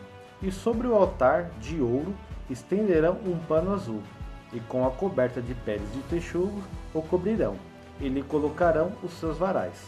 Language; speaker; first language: Portuguese; native; Portuguese